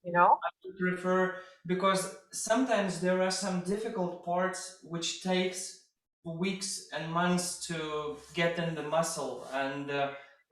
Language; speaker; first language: English; non-native, fluent; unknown